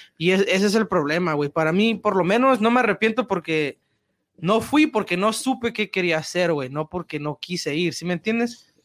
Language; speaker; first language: Spanish; early bilingual, heritage; Spanish